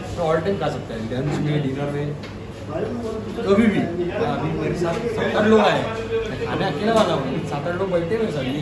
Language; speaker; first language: Hindi; non-native, local second language; Marathi